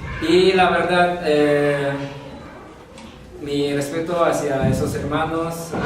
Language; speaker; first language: Spanish; non-native, fluent; Javanese